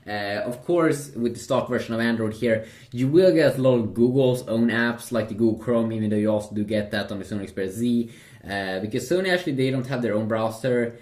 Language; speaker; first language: English; non-native, fluent; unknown